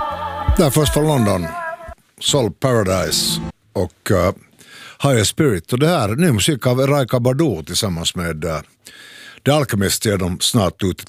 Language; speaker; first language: Swedish; native; Swedish